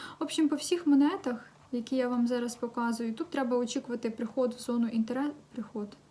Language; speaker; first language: Ukrainian; non-native, local second language; Russian